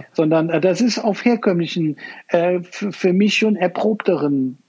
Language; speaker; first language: German; native; German